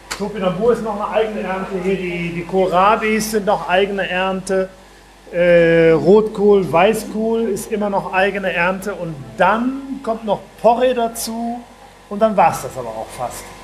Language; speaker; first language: German; native; German